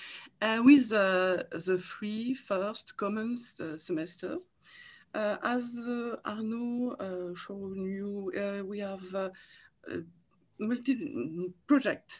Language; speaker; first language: English; non-native, learner; French